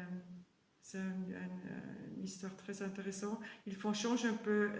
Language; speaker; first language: French; non-native, learner; German